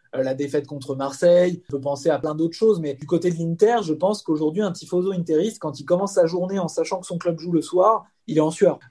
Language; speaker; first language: French; native; French